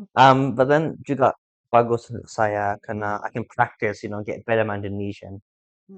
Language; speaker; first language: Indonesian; early bilingual, heritage; English